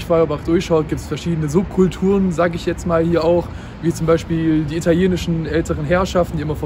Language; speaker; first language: German; native; German